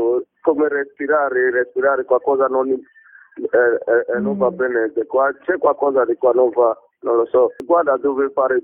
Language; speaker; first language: Italian; non-native, learner; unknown